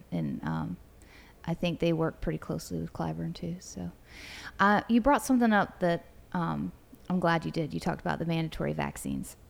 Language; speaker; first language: English; native; English